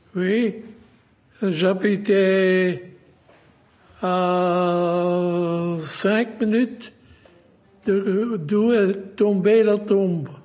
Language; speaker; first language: French; native; French